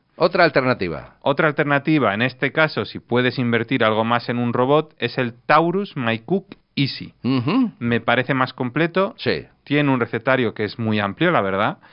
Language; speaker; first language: Spanish; non-native, fluent; Russian